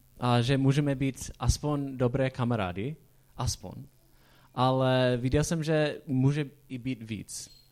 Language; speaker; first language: Czech; non-native, fluent; English